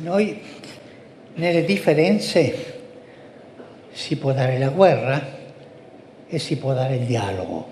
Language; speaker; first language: Italian; non-native, fluent; Spanish